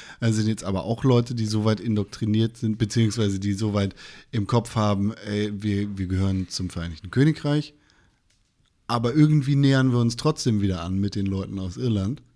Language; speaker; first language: German; native; German